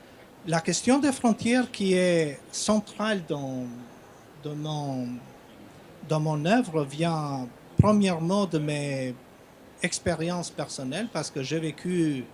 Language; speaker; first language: French; non-native, fluent; Albanian